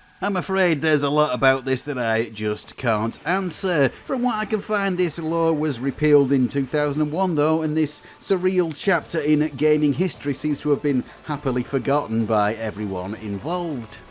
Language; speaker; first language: English; native; English